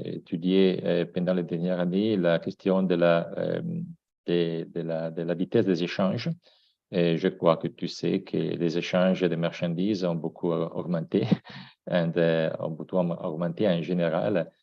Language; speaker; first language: French; non-native, fluent; Italian